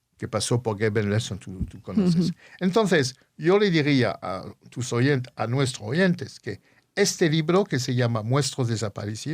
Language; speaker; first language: Spanish; early bilingual, heritage; Ladino